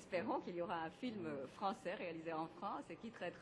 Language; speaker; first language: French; native; French